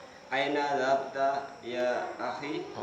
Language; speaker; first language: Arabic; non-native, learner; Indonesian